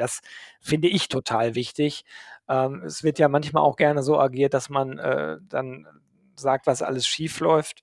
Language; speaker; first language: German; native; German